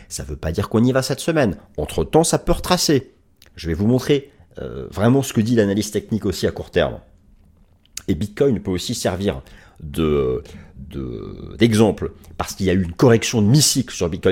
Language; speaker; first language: French; native; French